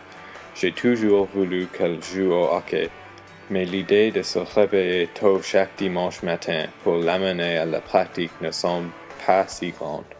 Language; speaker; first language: French; non-native, learner; English